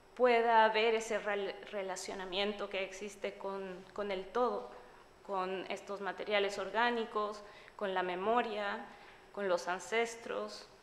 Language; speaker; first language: Spanish; native; Spanish